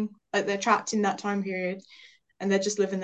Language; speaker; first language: English; native; English